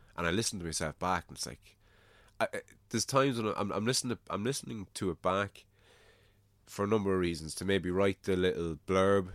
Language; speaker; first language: English; native; English